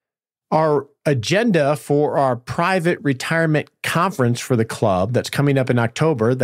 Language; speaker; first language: English; native; English